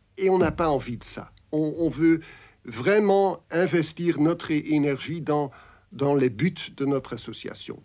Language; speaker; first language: French; non-native, local second language; Dutch